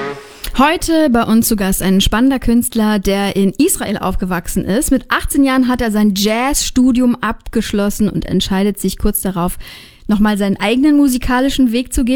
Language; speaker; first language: German; native; German